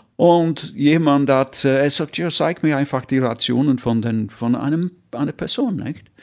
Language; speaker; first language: German; non-native, fluent; English